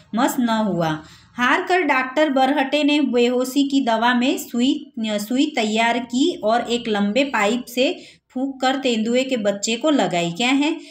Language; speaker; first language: Hindi; non-native, local second language; Gujarati